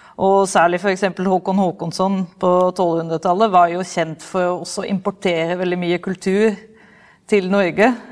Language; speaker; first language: Norwegian; non-native, fluent; Dutch